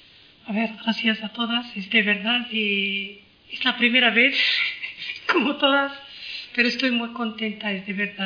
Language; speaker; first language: Spanish; non-native, learner; Arabic